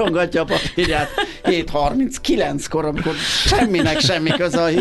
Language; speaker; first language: Hungarian; native; Hungarian